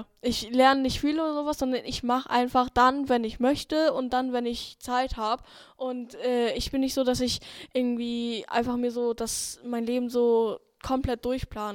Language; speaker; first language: German; native; German